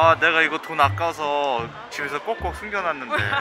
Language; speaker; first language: Korean; native; Korean